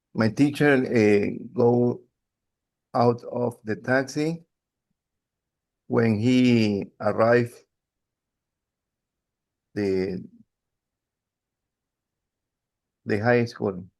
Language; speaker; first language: English; non-native, learner; Spanish